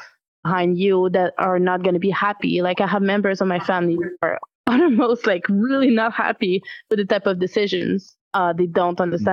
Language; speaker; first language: English; non-native, fluent; French